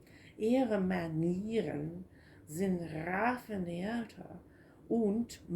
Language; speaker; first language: German; non-native, learner; English